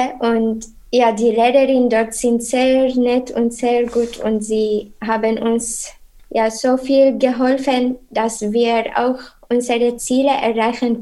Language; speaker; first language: German; non-native, learner; Arabic